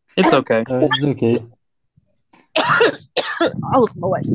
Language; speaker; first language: English; non-native, learner; Portuguese